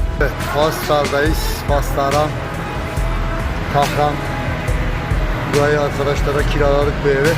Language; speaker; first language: Turkish; non-native, fluent; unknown